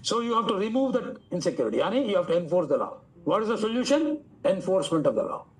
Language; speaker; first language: English; non-native, local second language; Telugu